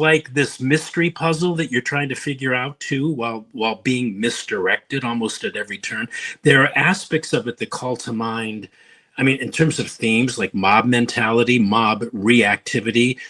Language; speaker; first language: English; native; English